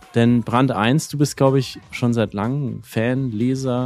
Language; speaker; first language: German; native; German